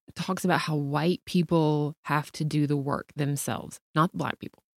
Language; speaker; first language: English; native; English